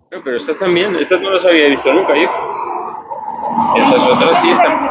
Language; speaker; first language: Spanish; native; Spanish